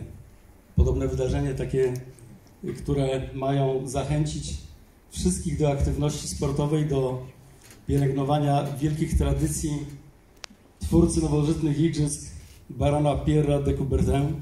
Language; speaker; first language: Polish; native; Polish